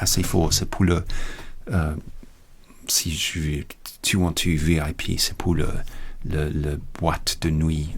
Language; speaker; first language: French; non-native, learner; English